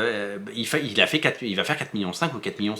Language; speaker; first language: French; native; French